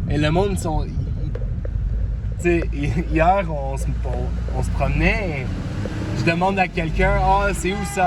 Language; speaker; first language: French; non-native, local second language; English